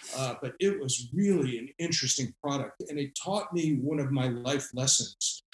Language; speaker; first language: English; native; English